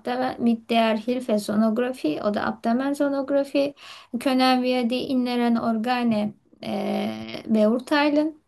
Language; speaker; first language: German; non-native, learner; Turkish